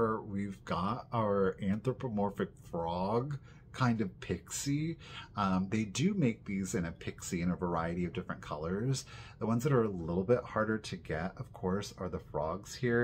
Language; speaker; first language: English; native; English